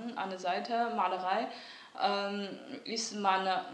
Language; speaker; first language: German; non-native, fluent; Chinese